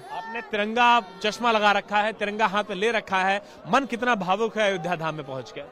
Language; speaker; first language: Hindi; native; Hindi